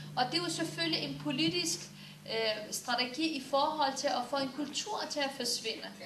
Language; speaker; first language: Danish; early bilingual, other home language; Turkish